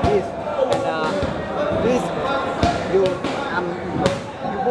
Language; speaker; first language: English; non-native, learner; Thai